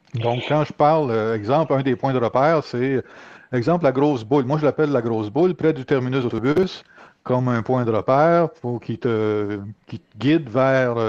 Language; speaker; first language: French; native; French